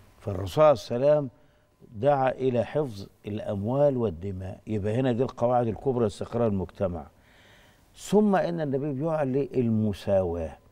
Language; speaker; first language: Egyptian Arabic; native; Egyptian Arabic